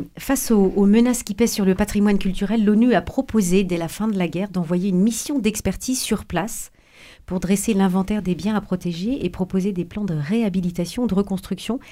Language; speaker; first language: French; native; French